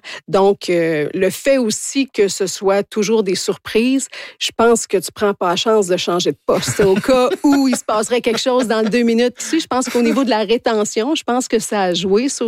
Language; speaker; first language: French; native; French